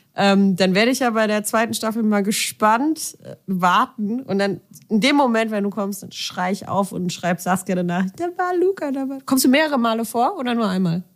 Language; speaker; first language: German; native; German